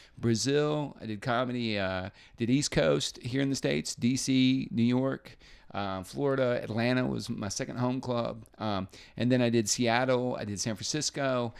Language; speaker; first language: English; native; English